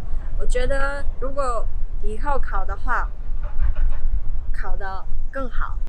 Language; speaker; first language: Chinese; non-native, learner; Mongolian